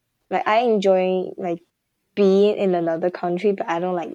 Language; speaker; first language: English; non-native, fluent; Chinese